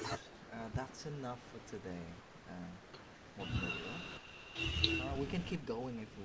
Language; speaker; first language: English; non-native, fluent; Vietnamese